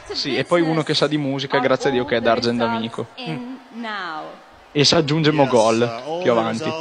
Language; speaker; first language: Italian; native; Italian